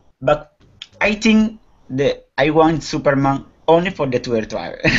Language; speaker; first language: English; non-native, learner; Spanish